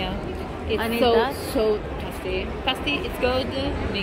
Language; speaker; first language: English; non-native, learner; Italian